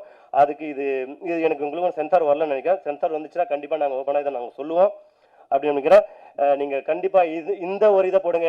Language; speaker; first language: Tamil; native; Tamil